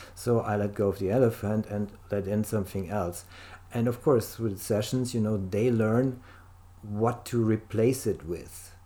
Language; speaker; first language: English; non-native, fluent; German